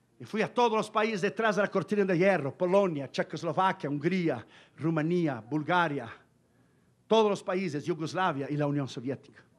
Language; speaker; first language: Spanish; non-native, fluent; Portuguese